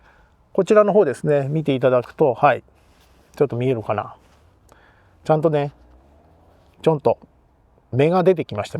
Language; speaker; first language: Japanese; native; Japanese